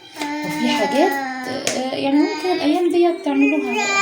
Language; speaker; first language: Arabic; native; Arabic